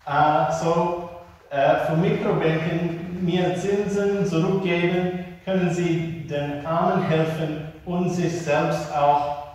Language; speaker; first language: German; non-native, learner; English